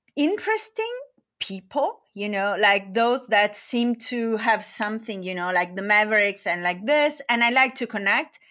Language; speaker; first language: English; non-native, fluent; Italian